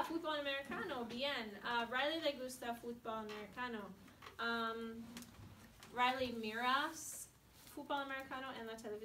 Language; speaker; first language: Spanish; non-native, fluent; English